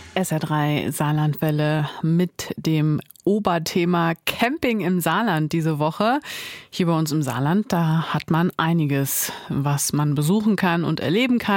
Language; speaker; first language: German; native; German